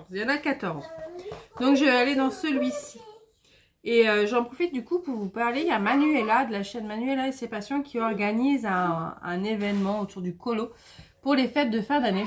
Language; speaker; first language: French; native; French